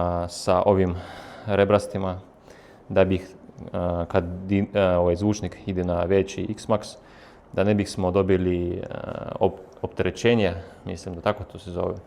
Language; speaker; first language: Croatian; non-native, fluent; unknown